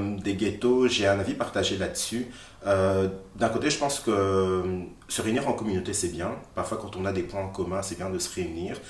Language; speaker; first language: French; early bilingual, other home language; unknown